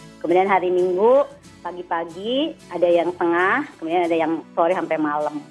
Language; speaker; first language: Indonesian; native; Indonesian